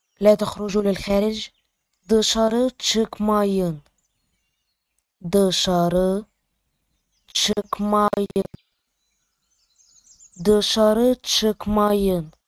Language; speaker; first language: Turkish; non-native, fluent; Arabic